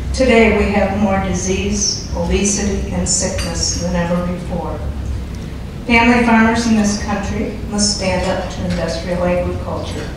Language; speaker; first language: English; native; English